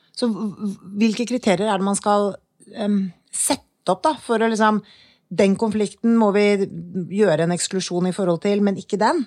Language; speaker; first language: Norwegian; native; Norwegian